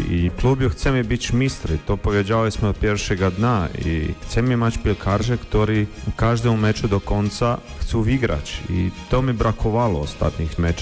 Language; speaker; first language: Polish; non-native, learner; Croatian